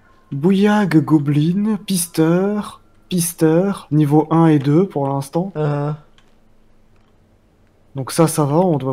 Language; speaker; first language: French; native; French